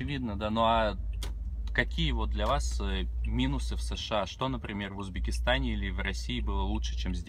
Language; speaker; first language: Russian; native; Russian